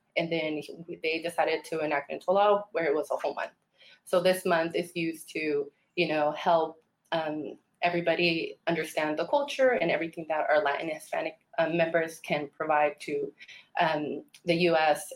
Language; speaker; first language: English; early bilingual, other home language; Spanish